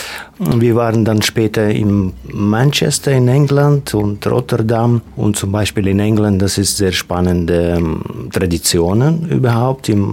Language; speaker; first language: German; non-native, fluent; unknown